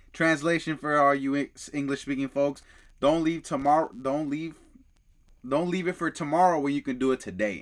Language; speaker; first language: English; early bilingual, other home language; Spanish